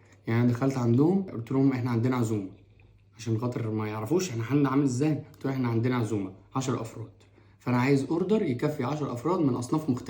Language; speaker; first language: Arabic; native; Arabic